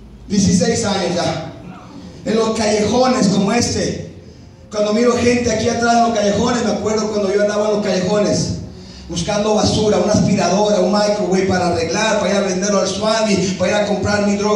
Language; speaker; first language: Spanish; native; Spanish